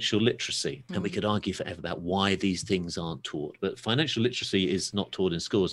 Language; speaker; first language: English; native; English